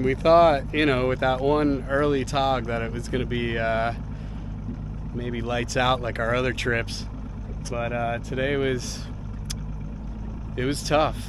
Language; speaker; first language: English; native; English